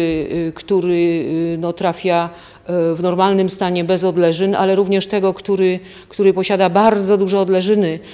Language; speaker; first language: Polish; native; Polish